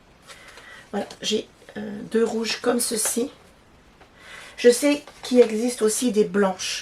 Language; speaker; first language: French; native; French